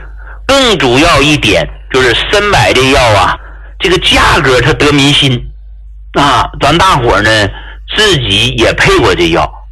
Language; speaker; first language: Chinese; native; Chinese